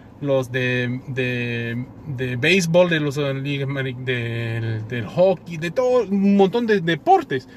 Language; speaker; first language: Spanish; non-native, fluent; English